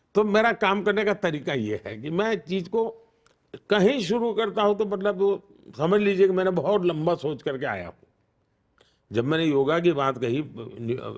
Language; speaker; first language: Hindi; non-native, local second language; Gujarati